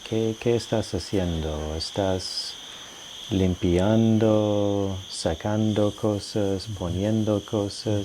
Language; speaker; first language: Spanish; non-native, fluent; English